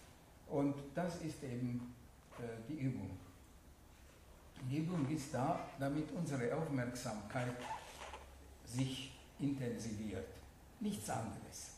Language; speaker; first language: German; non-native, fluent; Hungarian